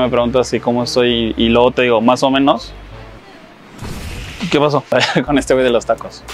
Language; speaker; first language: Spanish; native; Spanish